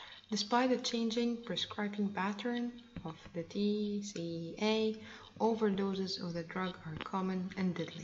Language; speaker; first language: English; non-native, fluent; Arabic